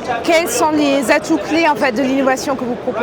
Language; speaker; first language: French; native; French